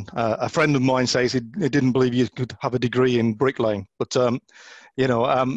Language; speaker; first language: English; native; English